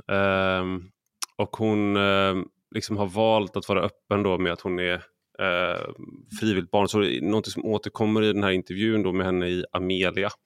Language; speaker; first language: Swedish; native; Swedish